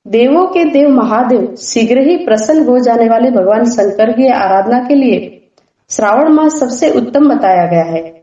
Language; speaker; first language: Hindi; non-native, local second language; Gujarati